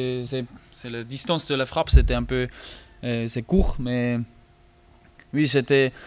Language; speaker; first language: French; non-native, learner; German